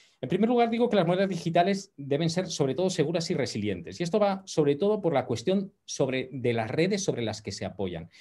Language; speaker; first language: Spanish; native; Spanish